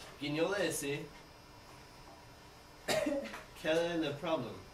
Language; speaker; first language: French; non-native, learner; English